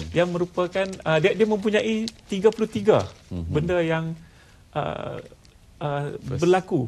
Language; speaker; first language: Malay; native; Malay